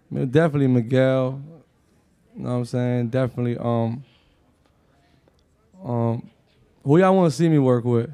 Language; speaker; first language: English; non-native, fluent; Arabic